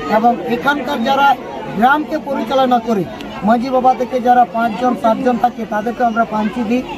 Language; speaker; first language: Bangla; non-native, local second language; Santali